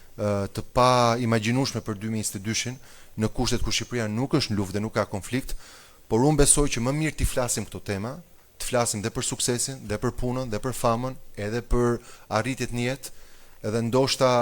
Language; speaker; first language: Albanian; native; Albanian